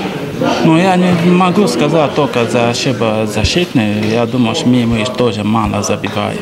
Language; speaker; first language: Russian; non-native, learner; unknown